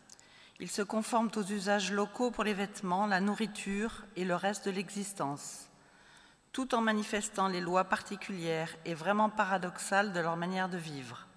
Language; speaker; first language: French; native; French